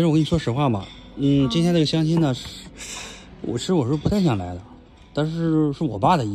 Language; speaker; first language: Chinese; native; Chinese